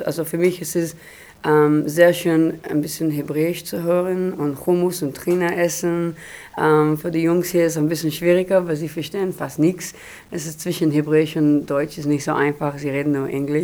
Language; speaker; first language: German; non-native, learner; Hebrew